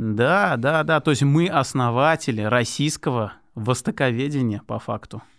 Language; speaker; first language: Russian; non-native, local second language; Lezghian